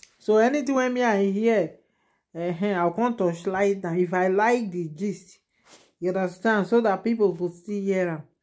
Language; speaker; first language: Nigerian Pidgin; non-native, local second language; Yoruba